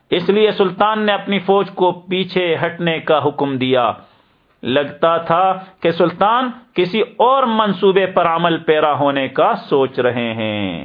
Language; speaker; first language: Urdu; native; Urdu